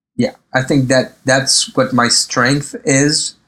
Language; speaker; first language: English; early bilingual, other home language; Arabic